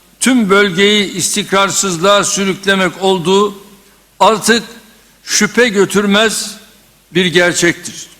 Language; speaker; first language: Turkish; native; Turkish